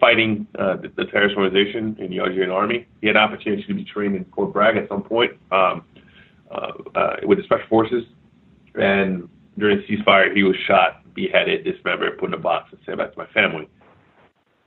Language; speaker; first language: English; early bilingual, other home language; French